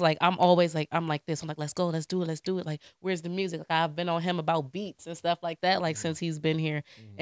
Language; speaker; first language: English; native; English